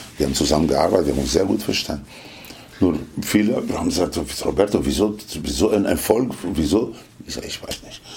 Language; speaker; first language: German; non-native, fluent; Spanish